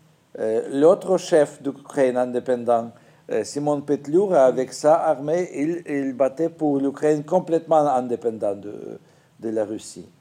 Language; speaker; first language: French; non-native, fluent; Russian